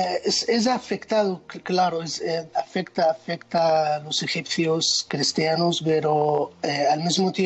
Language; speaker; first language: Spanish; non-native, fluent; Arabic